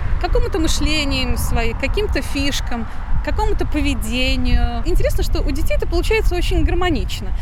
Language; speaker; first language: Russian; native; Russian